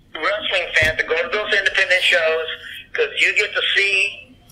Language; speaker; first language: English; early bilingual, other home language; Japanese